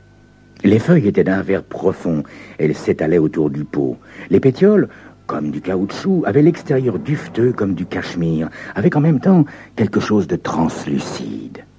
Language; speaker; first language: French; native; French